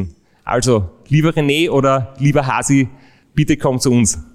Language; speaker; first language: German; native; German